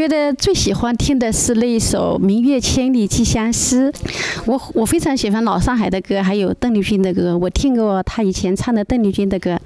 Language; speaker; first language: Chinese; native; Chinese